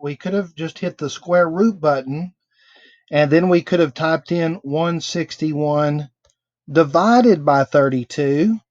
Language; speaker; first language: English; native; English